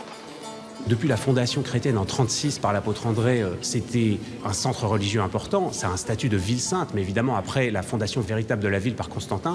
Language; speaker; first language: French; native; French